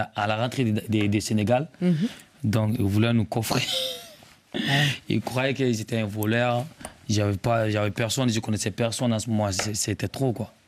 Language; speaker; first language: French; non-native, local second language; Bambara